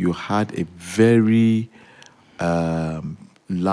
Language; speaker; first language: English; non-native, local second language; Yoruba